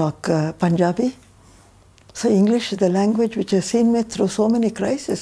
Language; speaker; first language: English; non-native, local second language; Tamil